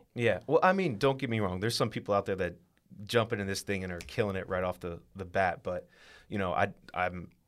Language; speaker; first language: English; native; English